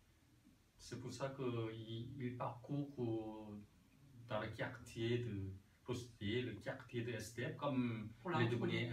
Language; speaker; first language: French; non-native, learner; Korean